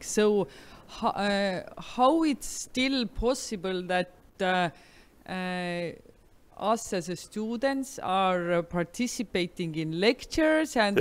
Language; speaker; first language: English; non-native, fluent; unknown